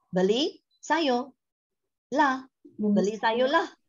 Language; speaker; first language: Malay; non-native, local second language; Chinese